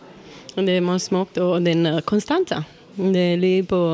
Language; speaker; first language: Danish; non-native, learner; Romanian